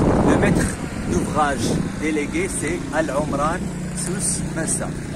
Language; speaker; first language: French; non-native, local second language; Arabic